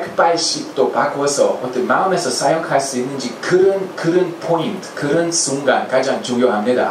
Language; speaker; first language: Korean; non-native, fluent; Hungarian